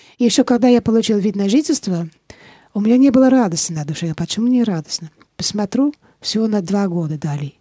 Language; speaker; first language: Russian; non-native, fluent; Dutch